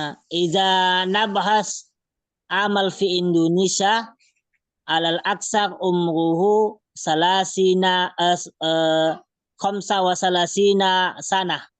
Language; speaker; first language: Arabic; non-native, learner; Indonesian